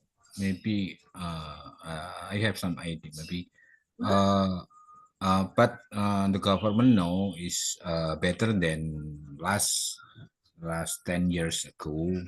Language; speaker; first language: English; non-native, learner; Indonesian